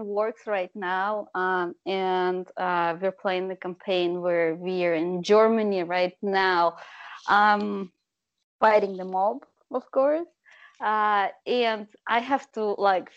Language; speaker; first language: English; non-native, fluent; Russian